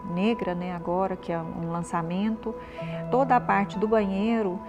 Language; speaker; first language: Portuguese; native; Portuguese